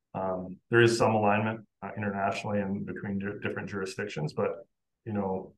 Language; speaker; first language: English; native; English